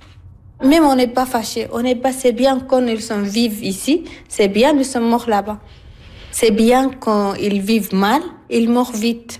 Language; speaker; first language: French; non-native, learner; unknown